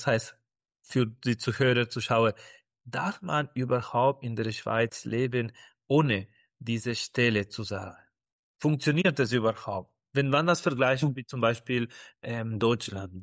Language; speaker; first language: German; non-native, fluent; Spanish